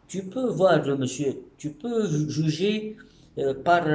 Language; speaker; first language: French; non-native, local second language; Arabic